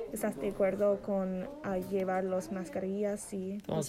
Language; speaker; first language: Spanish; non-native, learner; English